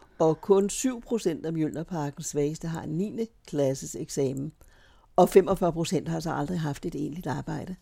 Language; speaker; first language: Danish; native; Danish